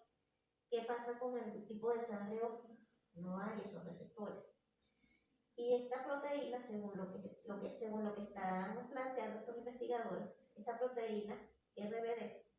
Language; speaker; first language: Spanish; native; Spanish